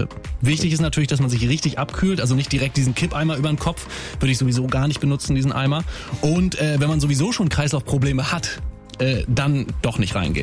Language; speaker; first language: German; native; German